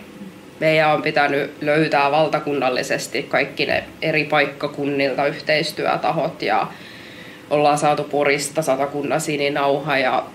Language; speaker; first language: Finnish; native; Finnish